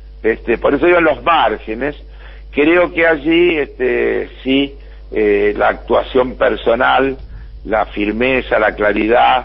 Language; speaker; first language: Spanish; native; Spanish